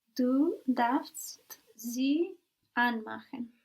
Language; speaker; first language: German; non-native, learner; English